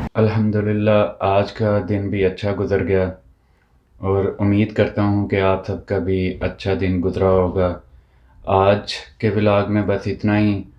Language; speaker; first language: Urdu; non-native, local second language; Punjabi